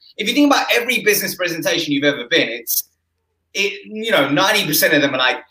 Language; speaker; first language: English; native; English